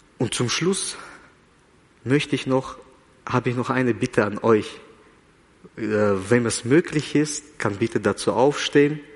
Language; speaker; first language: German; early bilingual, other home language; Russian